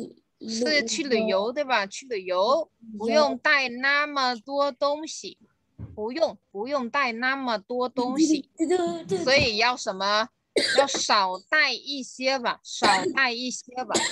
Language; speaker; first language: Chinese; non-native, fluent; Vietnamese